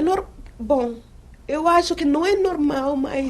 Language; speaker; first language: Portuguese; non-native, fluent; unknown